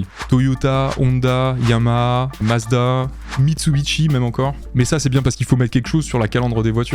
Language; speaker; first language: French; native; French